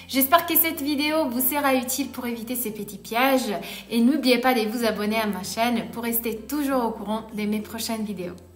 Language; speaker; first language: French; non-native, fluent; Italian